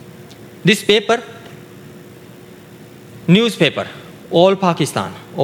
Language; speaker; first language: English; non-native, learner; Urdu